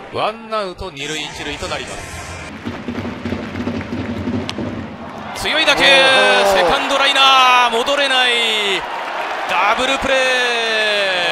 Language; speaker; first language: Japanese; native; Japanese